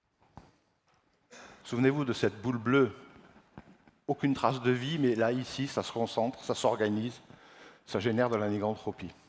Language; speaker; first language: French; native; French